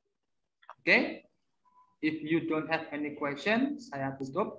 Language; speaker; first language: English; non-native, learner; Indonesian